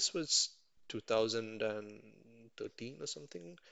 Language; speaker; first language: English; non-native, local second language; Tamil